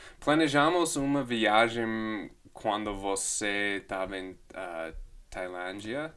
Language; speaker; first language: Portuguese; non-native, fluent; English